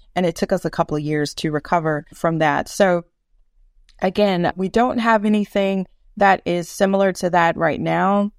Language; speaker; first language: English; native; English